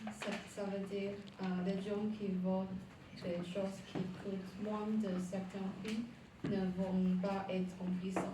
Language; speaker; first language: French; non-native, learner; Chinese